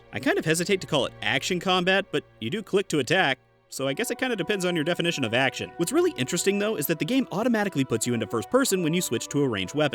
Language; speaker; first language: English; native; English